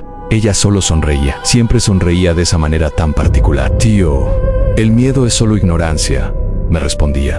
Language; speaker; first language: Spanish; native; Spanish